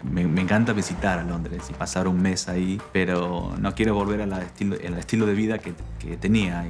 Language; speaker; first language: Spanish; non-native, fluent; English